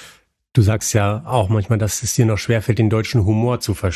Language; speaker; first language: German; native; German